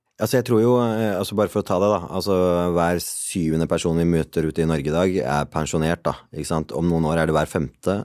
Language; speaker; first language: Norwegian; early bilingual, other home language; Punjabi